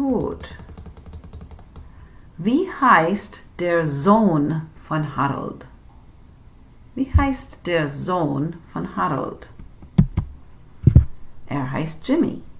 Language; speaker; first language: German; non-native, fluent; English